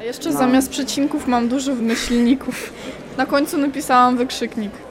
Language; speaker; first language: Polish; non-native, local second language; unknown